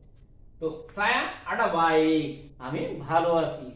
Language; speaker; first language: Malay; non-native, learner; Bangla